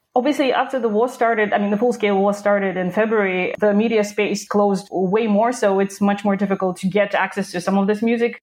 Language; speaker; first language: English; non-native, fluent; Russian